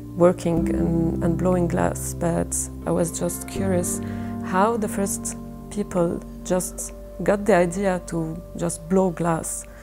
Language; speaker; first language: English; non-native, fluent; Arabic